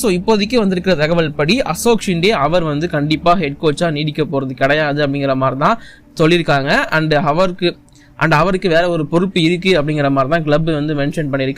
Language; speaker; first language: Tamil; native; Tamil